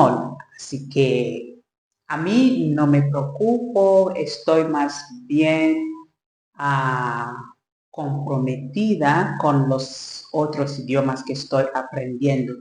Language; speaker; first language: Spanish; non-native, learner; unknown